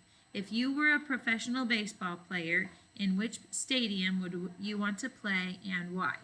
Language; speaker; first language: English; native; English